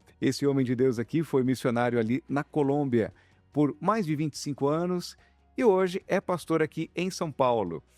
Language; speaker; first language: Portuguese; native; Portuguese